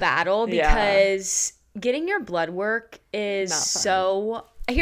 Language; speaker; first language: English; native; English